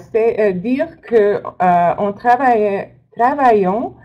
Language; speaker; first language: French; non-native, learner; English